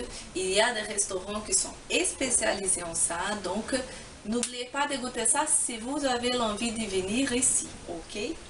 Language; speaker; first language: French; non-native, fluent; Portuguese